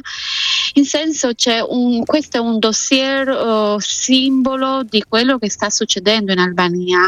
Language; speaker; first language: Italian; non-native, fluent; Albanian